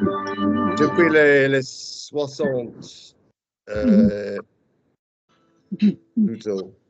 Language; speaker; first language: French; non-native, fluent; English